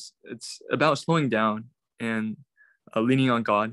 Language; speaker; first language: English; native; English